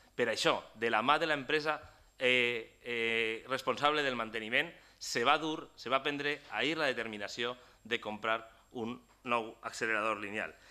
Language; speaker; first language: Catalan; native; Catalan